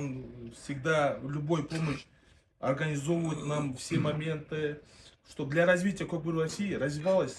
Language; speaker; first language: Russian; non-native, local second language; Kyrgyz